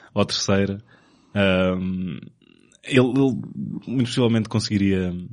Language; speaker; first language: Portuguese; native; Portuguese